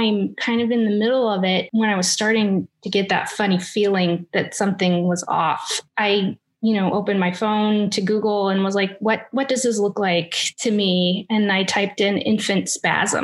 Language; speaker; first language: English; native; English